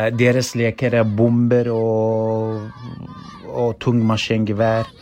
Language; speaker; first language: Norwegian; non-native, fluent; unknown